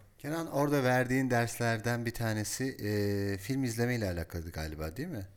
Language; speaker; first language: Turkish; native; Turkish